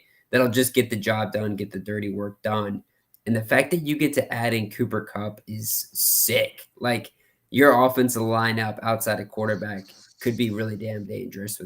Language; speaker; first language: English; native; English